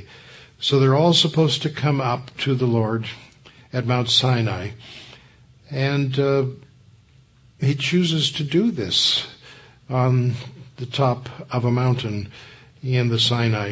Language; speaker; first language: English; native; English